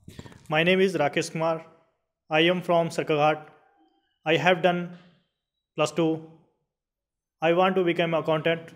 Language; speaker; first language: English; non-native, learner; Hindi